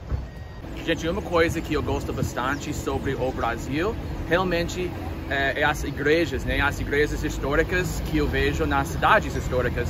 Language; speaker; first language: Portuguese; non-native, fluent; English